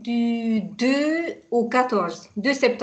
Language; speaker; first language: French; non-native, fluent; Hungarian